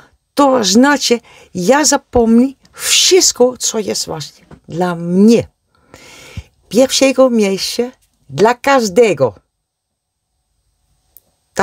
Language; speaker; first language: Polish; non-native, learner; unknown